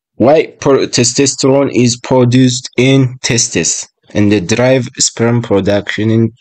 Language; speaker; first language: English; non-native, local second language; Amharic